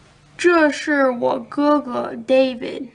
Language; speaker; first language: Chinese; non-native, learner; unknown